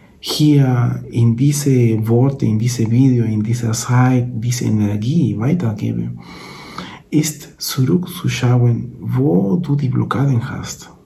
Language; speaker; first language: German; non-native, fluent; Spanish